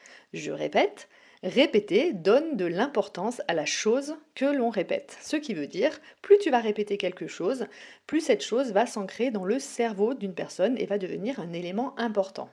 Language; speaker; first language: French; native; French